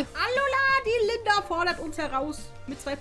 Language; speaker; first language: German; native; German